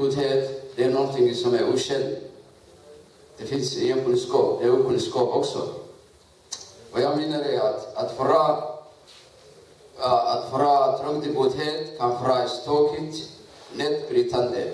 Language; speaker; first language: Swedish; non-native, learner; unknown